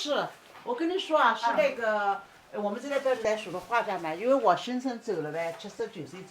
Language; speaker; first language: Chinese; native; Chinese